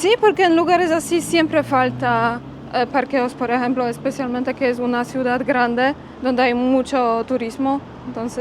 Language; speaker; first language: Spanish; non-native, fluent; Polish